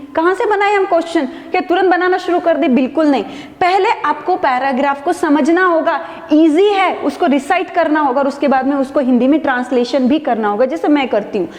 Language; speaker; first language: Hindi; non-native, local second language; Marathi